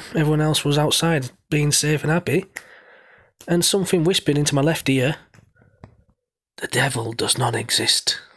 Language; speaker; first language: English; native; English